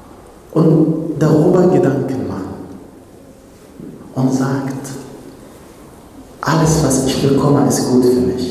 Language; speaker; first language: German; non-native, fluent; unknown